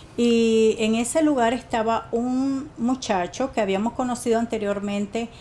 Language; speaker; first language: Spanish; native; Spanish